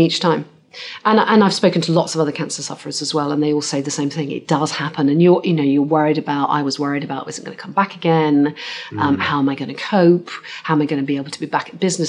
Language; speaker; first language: English; native; English